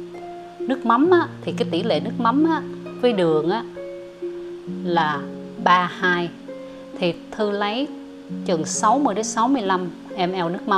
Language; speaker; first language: Vietnamese; native; Vietnamese